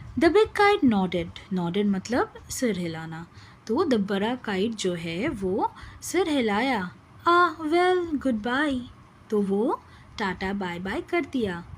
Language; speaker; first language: Hindi; non-native, local second language; Bangla